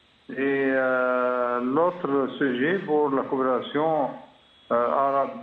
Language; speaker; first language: French; non-native, fluent; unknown